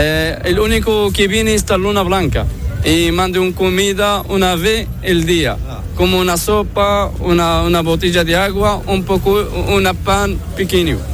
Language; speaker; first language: Spanish; non-native, learner; Arabic